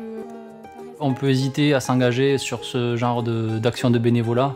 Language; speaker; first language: French; native; French